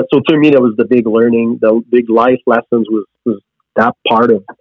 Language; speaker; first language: English; native; English